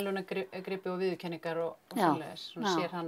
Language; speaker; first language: Icelandic; native; Icelandic